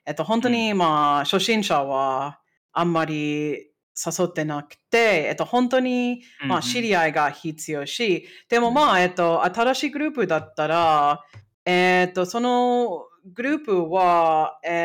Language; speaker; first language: Japanese; non-native, fluent; English